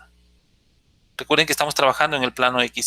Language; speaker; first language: Spanish; native; Spanish